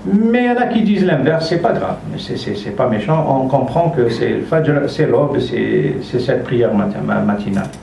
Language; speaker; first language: French; non-native, local second language; Arabic